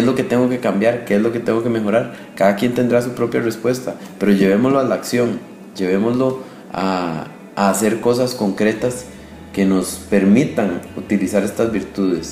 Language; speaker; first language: Spanish; native; Spanish